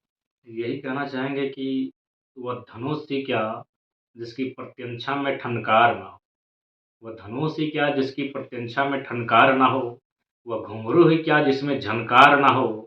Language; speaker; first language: Hindi; non-native, local second language; Magahi